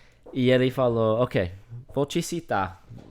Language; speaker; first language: Portuguese; non-native, fluent; English